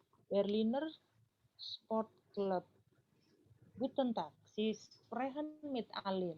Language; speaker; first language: German; non-native, learner; Indonesian